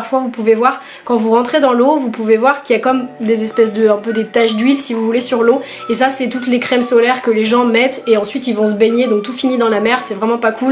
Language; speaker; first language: French; native; French